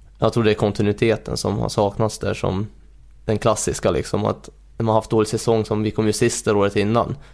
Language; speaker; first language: Swedish; early bilingual, other home language; Hungarian